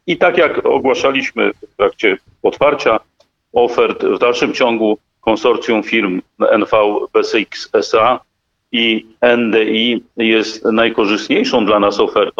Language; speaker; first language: Polish; native; Polish